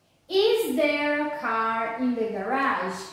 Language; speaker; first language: English; non-native, fluent; Portuguese